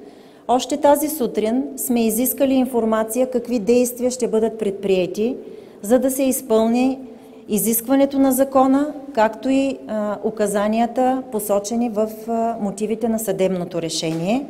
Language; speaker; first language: Bulgarian; native; Bulgarian